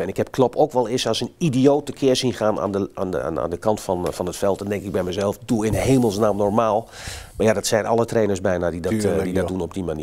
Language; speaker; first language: Dutch; native; Dutch